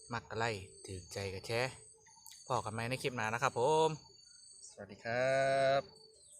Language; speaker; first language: Thai; native; Thai